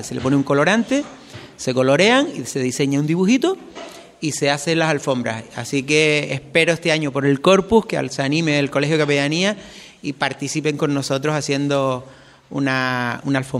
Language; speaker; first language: Spanish; native; Spanish